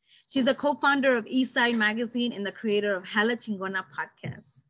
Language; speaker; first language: English; native; English